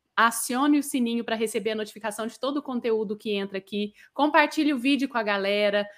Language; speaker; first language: Portuguese; native; Portuguese